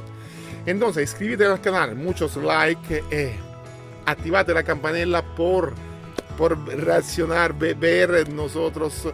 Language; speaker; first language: Spanish; non-native, learner; Italian